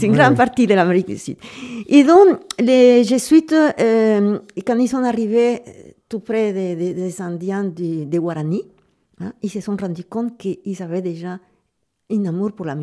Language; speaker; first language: French; native; French